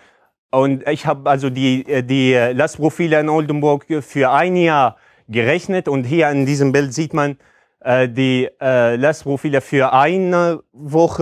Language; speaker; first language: German; non-native, fluent; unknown